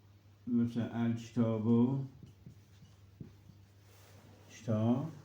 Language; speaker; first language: Persian; non-native, local second language; Azerbaijani